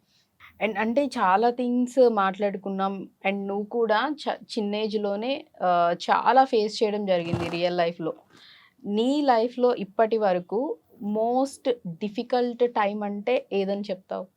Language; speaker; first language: Telugu; native; Telugu